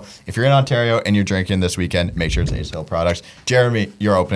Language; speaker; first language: English; native; English